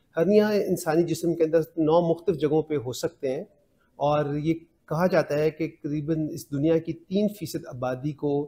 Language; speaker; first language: Urdu; non-native, local second language; Punjabi